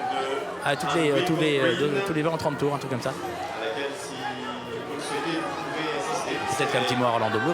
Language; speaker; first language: French; native; French